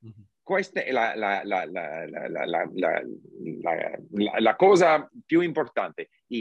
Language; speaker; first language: Italian; non-native, learner; English